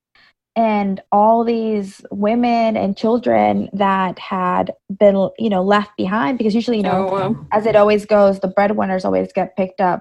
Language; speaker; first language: English; early bilingual, other home language; Spanish